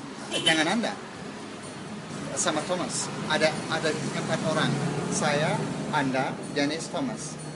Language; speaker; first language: Indonesian; non-native, learner; English